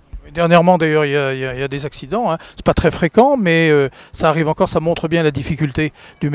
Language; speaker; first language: French; native; French